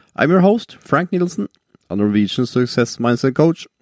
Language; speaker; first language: English; non-native, fluent; Norwegian